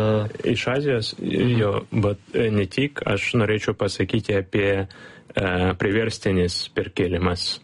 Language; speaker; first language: Lithuanian; non-native, learner; Ukrainian